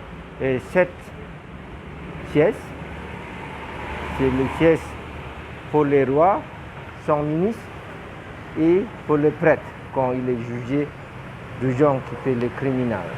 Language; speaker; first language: French; non-native, learner; Indonesian